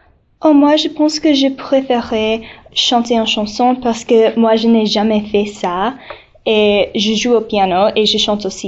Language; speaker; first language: French; non-native, learner; English